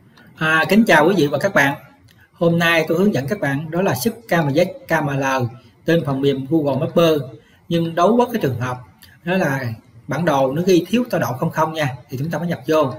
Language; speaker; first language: Vietnamese; native; Vietnamese